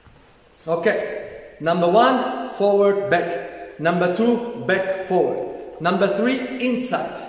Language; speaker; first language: English; non-native, learner; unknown